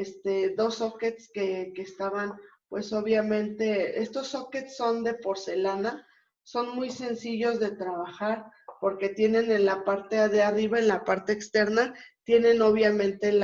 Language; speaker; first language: Spanish; native; Spanish